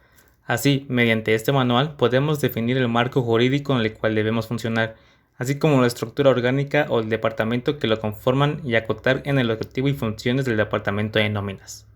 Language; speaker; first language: Spanish; native; Spanish